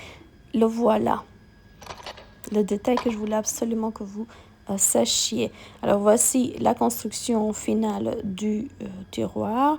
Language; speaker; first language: French; non-native, fluent; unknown